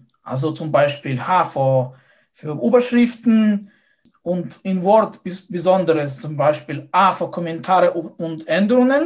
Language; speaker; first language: German; non-native, fluent; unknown